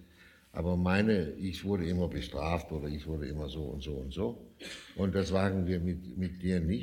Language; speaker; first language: German; non-native, fluent; Danish